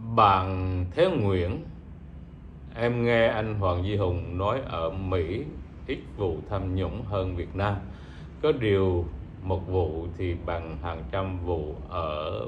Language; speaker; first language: Vietnamese; native; Vietnamese